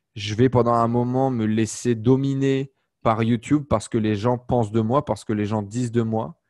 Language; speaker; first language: French; native; French